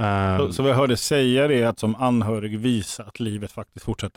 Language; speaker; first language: Swedish; native; Swedish